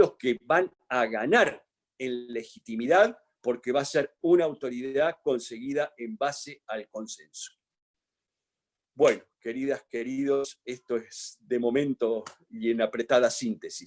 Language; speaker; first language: Spanish; native; Spanish